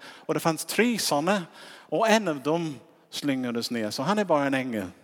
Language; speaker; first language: Swedish; non-native, fluent; English